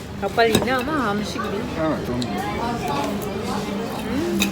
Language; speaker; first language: Turkish; non-native, learner; Indonesian